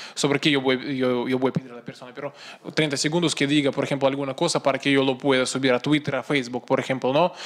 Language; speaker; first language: Spanish; non-native, fluent; Russian